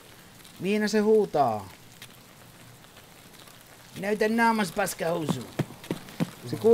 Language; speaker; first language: Finnish; native; Finnish